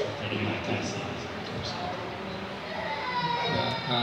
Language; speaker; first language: Indonesian; non-native, fluent; Thai